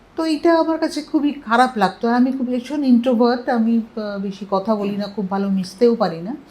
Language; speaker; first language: Bangla; non-native, local second language; Hindi